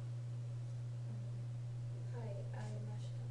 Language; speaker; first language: Japanese; non-native, learner; English